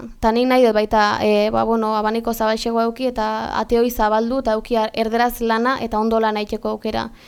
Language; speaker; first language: Basque; native; Basque